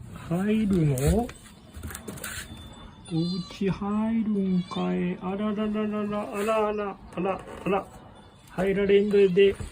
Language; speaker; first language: Japanese; native; Japanese